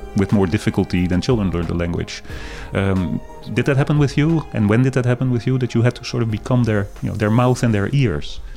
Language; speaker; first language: English; non-native, fluent; Dutch